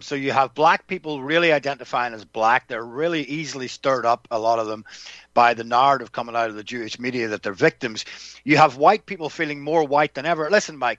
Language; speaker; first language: English; native; English